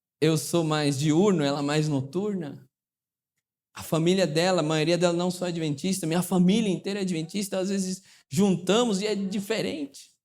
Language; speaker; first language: Portuguese; early bilingual, other home language; Spanish